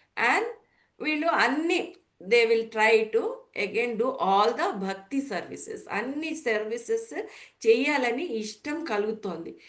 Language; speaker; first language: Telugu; non-native, learner; Bangla